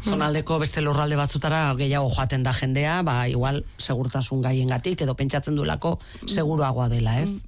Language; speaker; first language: Basque; native; Basque